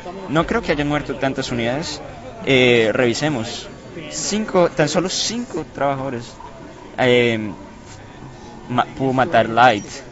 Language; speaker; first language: Spanish; native; Spanish